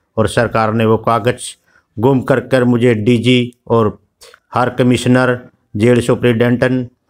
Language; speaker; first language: Hindi; native; Hindi